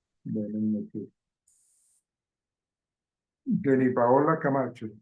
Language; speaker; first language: Spanish; native; Spanish